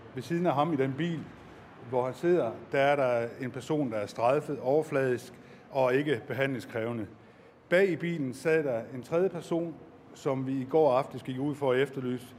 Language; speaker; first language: Danish; native; Danish